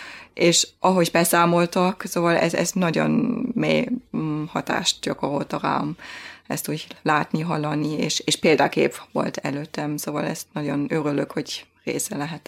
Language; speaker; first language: Hungarian; non-native, fluent; German